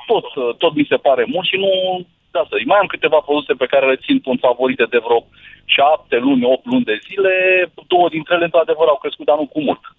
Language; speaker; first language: Romanian; native; Romanian